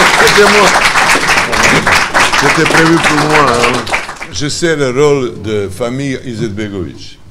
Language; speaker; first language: French; non-native, learner; Serbian